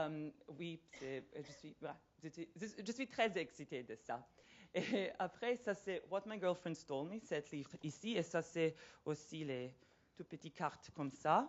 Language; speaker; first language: French; non-native, fluent; Serbian